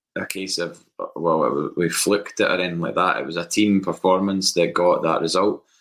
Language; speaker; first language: English; native; English